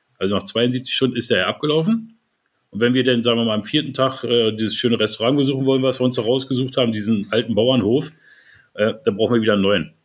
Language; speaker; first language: German; native; German